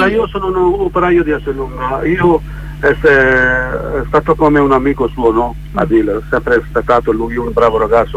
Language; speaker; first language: Italian; non-native, learner; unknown